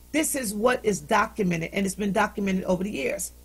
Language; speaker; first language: English; native; English